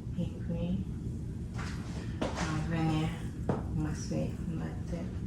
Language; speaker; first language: French; native; French